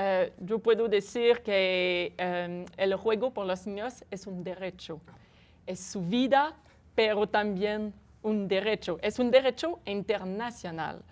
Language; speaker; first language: Spanish; non-native, fluent; French